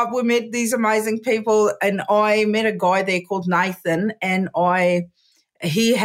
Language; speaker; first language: English; non-native, local second language; Afrikaans